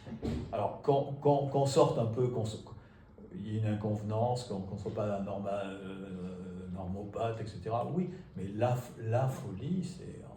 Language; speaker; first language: French; native; French